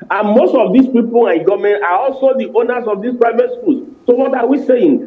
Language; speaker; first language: English; non-native, local second language; Igbo